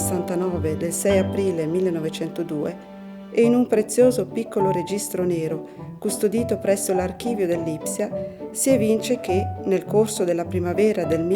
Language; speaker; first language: Italian; native; Italian